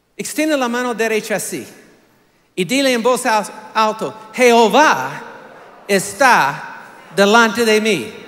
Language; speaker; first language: Spanish; non-native, fluent; English